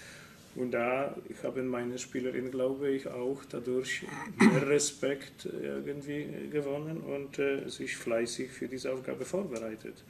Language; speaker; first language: German; non-native, fluent; Polish